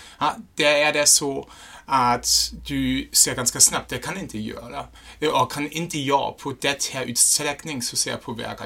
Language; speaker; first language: Swedish; non-native, fluent; German